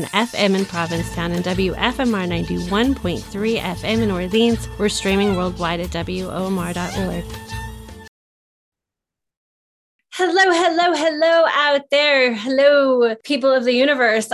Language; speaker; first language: English; native; English